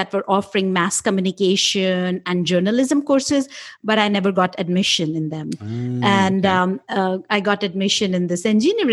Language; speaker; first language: English; non-native, local second language; Hindi